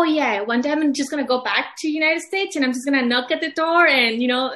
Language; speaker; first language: English; non-native, fluent; Spanish